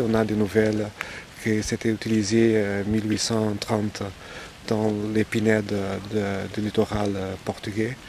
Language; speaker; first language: French; non-native, fluent; Portuguese